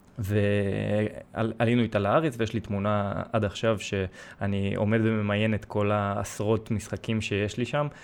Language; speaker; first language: Hebrew; early bilingual, other home language; Russian